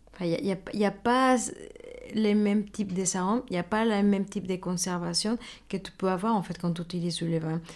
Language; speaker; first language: French; non-native, fluent; Spanish